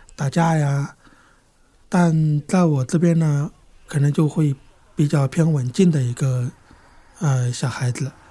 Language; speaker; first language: Chinese; native; Chinese